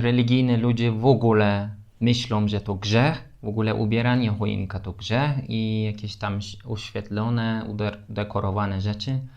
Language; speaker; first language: Polish; non-native, learner; Turkish